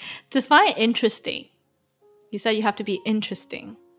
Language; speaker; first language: English; early bilingual, other home language; Chinese